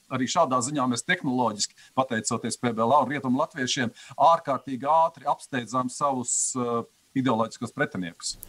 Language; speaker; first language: Latvian; native; Latvian